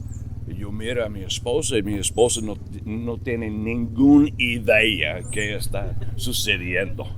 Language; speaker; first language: Spanish; non-native, fluent; English